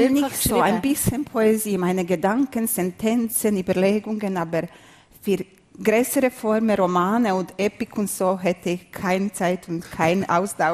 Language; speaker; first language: German; non-native, fluent; Serbian